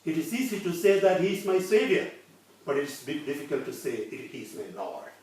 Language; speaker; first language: English; non-native, local second language; Malayalam